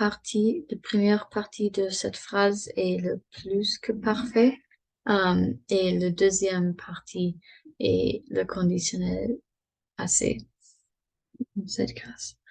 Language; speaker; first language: French; non-native, learner; English